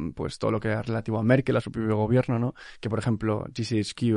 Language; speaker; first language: Spanish; native; Spanish